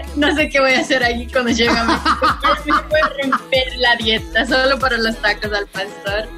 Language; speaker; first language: Spanish; early bilingual, heritage; Spanish